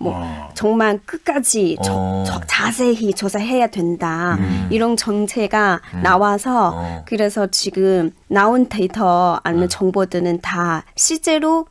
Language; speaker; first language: Korean; non-native, fluent; Chinese